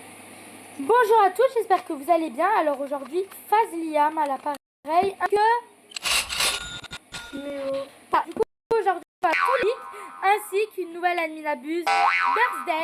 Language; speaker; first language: French; native; French